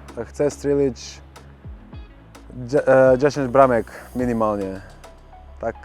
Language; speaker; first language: Polish; non-native, learner; Bosnian